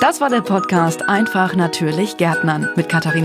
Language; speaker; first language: German; native; German